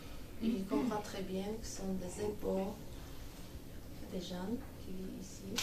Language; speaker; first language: French; non-native, fluent; Armenian